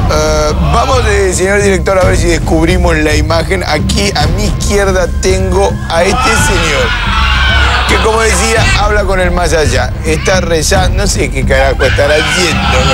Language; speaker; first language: Spanish; native; Spanish